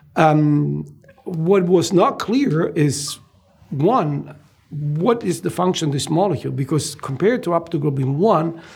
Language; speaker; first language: English; non-native, fluent; Italian